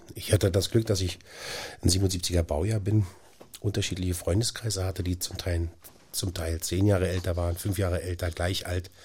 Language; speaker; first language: German; native; German